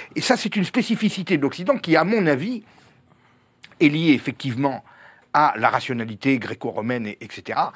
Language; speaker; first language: French; native; French